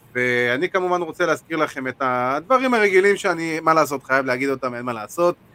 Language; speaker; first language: Hebrew; native; Hebrew